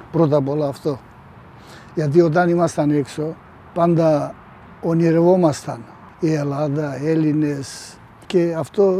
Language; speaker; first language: Greek; early bilingual, heritage; Greek